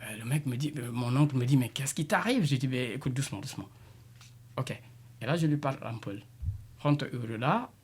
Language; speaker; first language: French; non-native, local second language; Jola-Fonyi